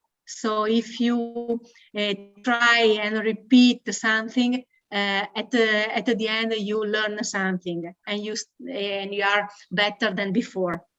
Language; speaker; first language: English; non-native, learner; Italian